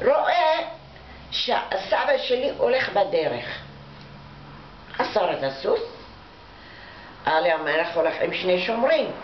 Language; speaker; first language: Hebrew; non-native, fluent; Arabic